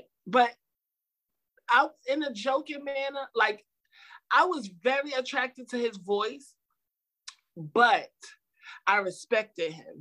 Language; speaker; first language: English; native; English